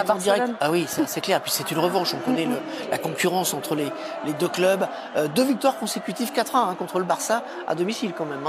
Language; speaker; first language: French; native; French